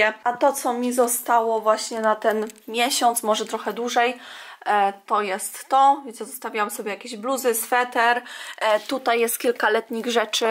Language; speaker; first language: Polish; native; Polish